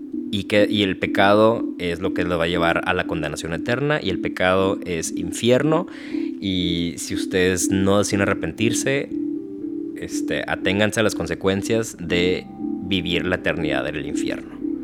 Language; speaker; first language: Spanish; early bilingual, heritage; Spanish